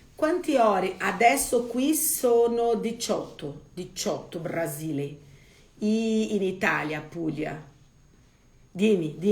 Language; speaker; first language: Italian; non-native, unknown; Portuguese